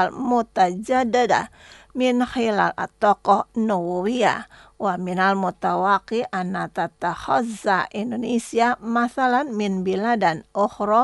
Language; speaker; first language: Arabic; non-native, fluent; Indonesian